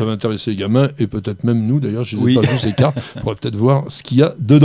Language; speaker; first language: French; native; French